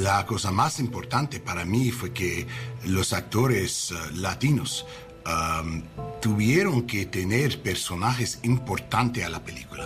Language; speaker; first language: Spanish; non-native, learner; English